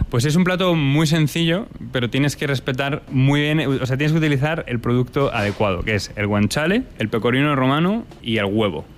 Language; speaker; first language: Spanish; native; Spanish